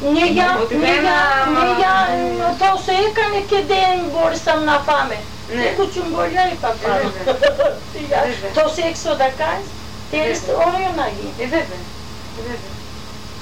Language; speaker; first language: Greek; non-native, local second language; Turkish